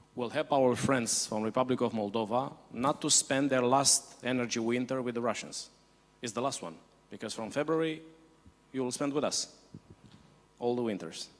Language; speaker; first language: English; non-native, fluent; Romanian